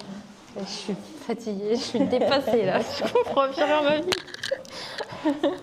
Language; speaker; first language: French; native; French